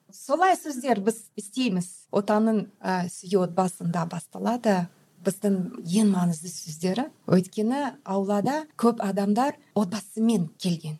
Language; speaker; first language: Kazakh; non-native, local second language; Russian